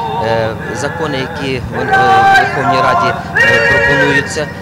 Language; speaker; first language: Ukrainian; native; Ukrainian